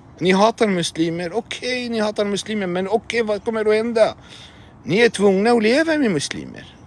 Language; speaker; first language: Swedish; non-native, fluent; Arabic